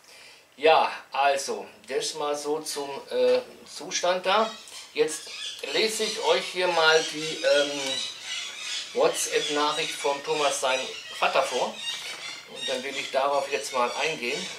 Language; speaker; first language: German; native; German